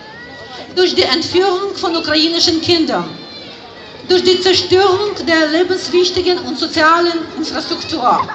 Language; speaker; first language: German; non-native, fluent; Ukrainian